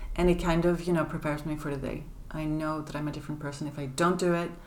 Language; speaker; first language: English; non-native, fluent; Swedish